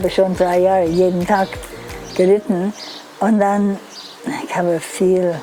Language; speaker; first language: German; non-native, learner; English